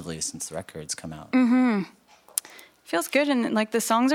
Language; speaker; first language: English; native; English